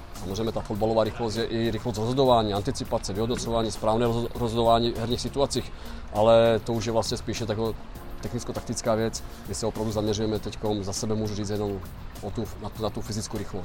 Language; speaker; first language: Czech; native; Czech